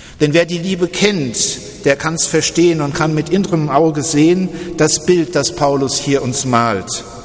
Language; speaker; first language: German; native; German